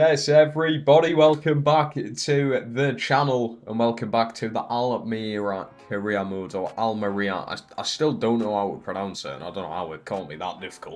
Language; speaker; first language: English; native; English